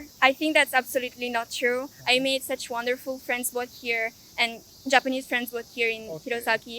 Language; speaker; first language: English; non-native, fluent; Italian